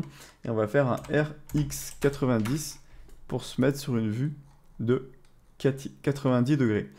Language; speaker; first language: French; native; French